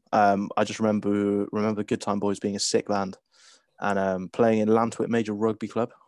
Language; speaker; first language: English; native; English